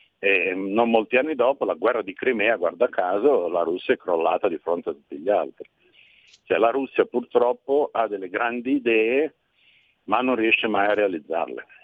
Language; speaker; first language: Italian; native; Italian